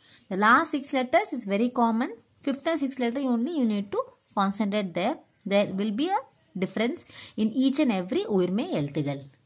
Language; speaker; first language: English; non-native, local second language; Tamil